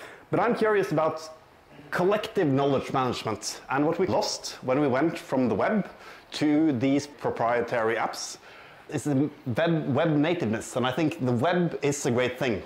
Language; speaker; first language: English; non-native, fluent; Norwegian